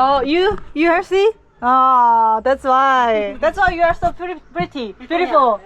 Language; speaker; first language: English; non-native, learner; Korean